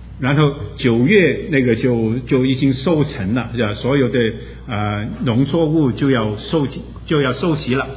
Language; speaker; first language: Chinese; non-native, local second language; Wu Chinese